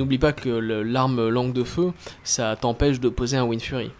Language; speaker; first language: French; native; French